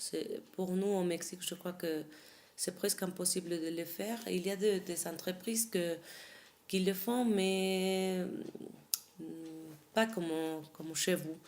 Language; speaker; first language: French; non-native, fluent; Spanish